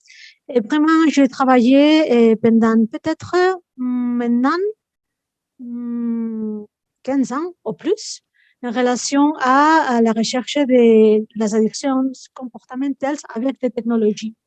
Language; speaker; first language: French; non-native, fluent; Spanish